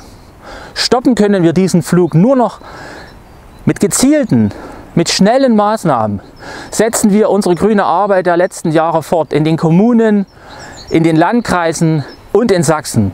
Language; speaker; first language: German; native; German